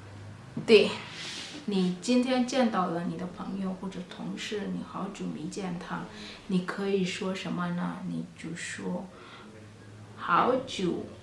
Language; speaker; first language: Chinese; non-native, fluent; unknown